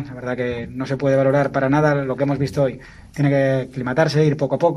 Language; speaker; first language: Spanish; native; Spanish